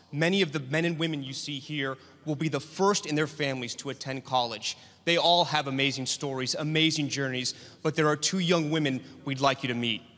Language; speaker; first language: English; native; English